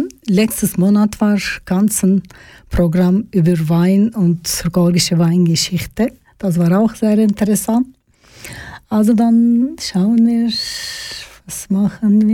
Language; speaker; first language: German; non-native, learner; Georgian